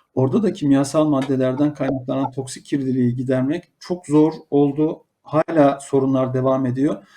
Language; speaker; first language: Turkish; native; Turkish